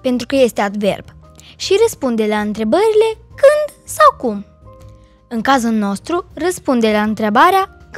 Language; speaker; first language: Romanian; early bilingual, heritage; Romanian